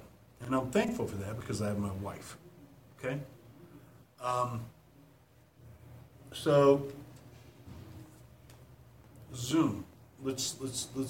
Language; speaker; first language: English; native; English